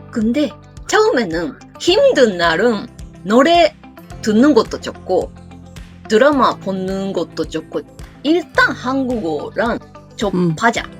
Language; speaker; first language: Korean; non-native, fluent; Japanese